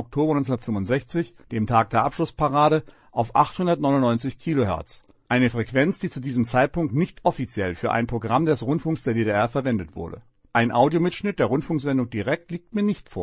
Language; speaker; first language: German; native; German